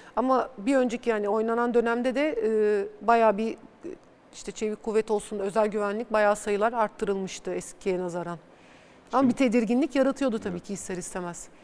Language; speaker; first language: Turkish; early bilingual, other home language; Bulgarian